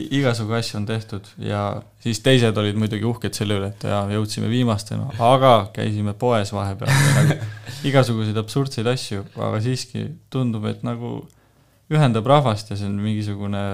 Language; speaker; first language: Estonian; native; Estonian